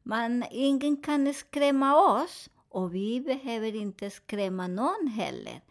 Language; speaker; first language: Swedish; non-native, learner; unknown